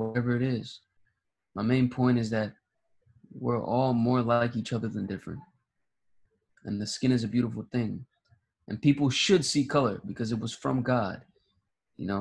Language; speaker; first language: English; early bilingual, other home language; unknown